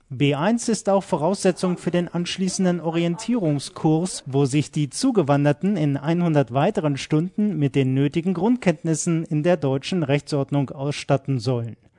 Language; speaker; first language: German; native; German